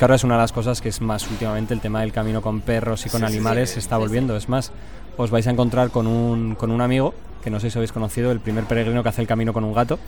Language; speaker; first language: Spanish; native; Spanish